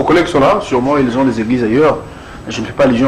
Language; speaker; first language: French; non-native, local second language; Lingala